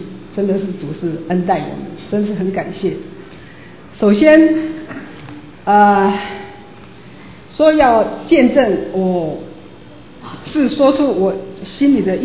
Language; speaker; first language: Chinese; native; Chinese